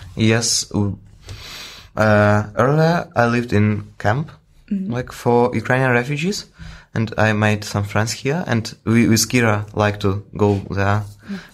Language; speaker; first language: English; non-native, fluent; Ukrainian